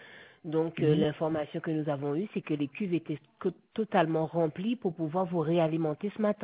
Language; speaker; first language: French; native; French